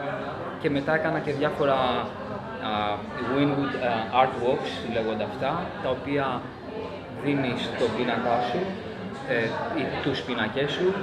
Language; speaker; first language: Greek; early bilingual, other home language; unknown